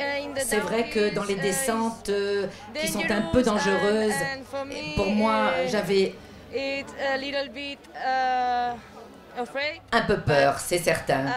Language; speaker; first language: French; non-native, fluent; Spanish